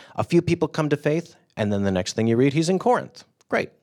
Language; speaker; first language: English; native; English